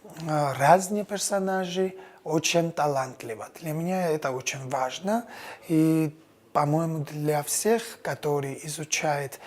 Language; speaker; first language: Russian; non-native, fluent; Georgian